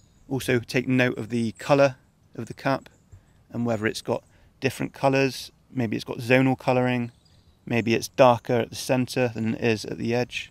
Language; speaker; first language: English; native; English